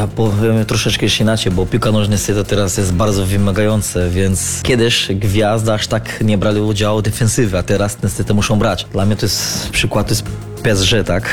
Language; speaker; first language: Polish; non-native, learner; Portuguese